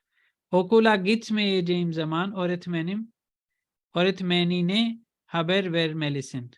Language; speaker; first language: Turkish; non-native, fluent; Urdu